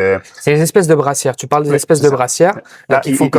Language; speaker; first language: French; native; French